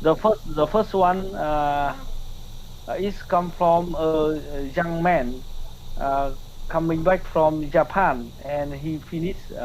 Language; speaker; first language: English; non-native, learner; Vietnamese